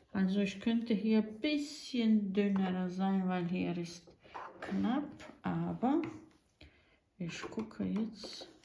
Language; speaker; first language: German; non-native, fluent; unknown